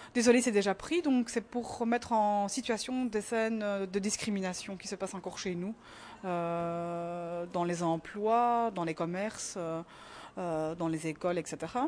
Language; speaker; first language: French; native; French